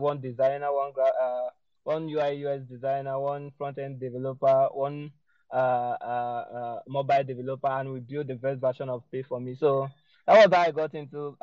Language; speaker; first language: English; non-native, local second language; Igbo